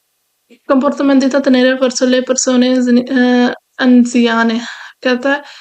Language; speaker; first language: Italian; non-native, fluent; Urdu